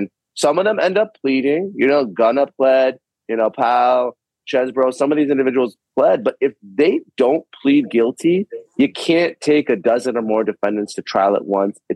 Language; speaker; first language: English; native; English